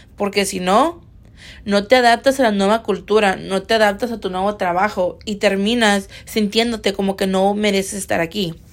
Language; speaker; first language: Spanish; early bilingual, heritage; Spanish